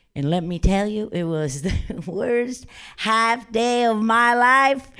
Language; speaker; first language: English; non-native, fluent; Italian